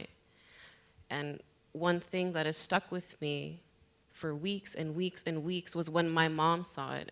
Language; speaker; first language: English; native; English